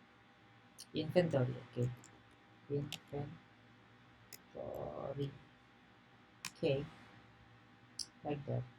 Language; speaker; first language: English; non-native, learner; Indonesian